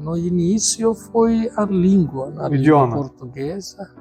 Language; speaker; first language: Portuguese; non-native, fluent; Tamil